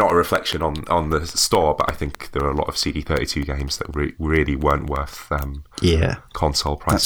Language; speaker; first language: English; native; English